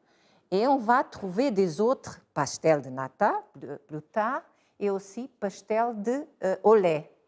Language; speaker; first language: French; non-native, fluent; Portuguese